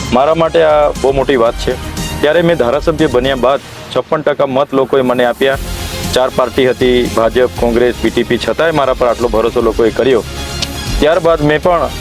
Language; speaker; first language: Gujarati; non-native, local second language; Vasavi